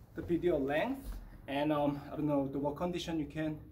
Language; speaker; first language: English; non-native, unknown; Korean